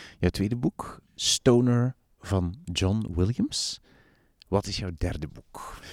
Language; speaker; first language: Dutch; native; Dutch